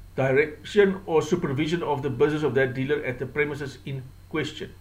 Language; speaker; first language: English; non-native, local second language; Afrikaans